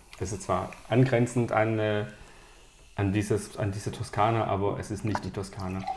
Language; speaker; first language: German; early bilingual, other home language; Italian